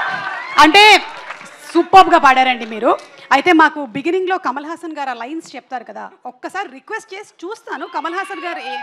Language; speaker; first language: Telugu; native; Telugu